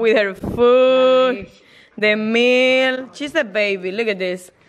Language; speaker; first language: English; non-native, fluent; Spanish